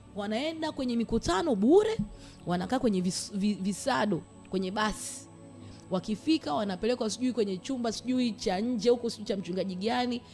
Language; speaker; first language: Swahili; native; Swahili